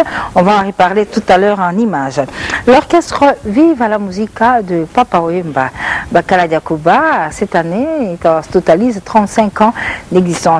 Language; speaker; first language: French; non-native, local second language; Lingala